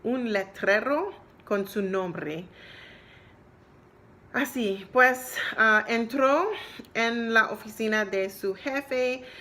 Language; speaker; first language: Spanish; non-native, learner; English